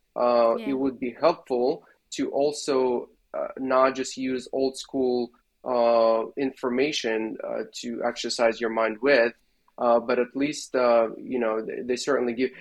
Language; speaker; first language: English; non-native, fluent; Russian